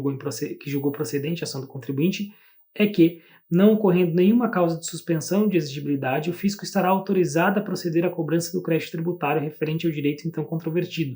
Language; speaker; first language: Portuguese; native; Portuguese